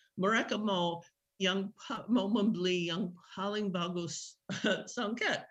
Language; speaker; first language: Indonesian; non-native, fluent; English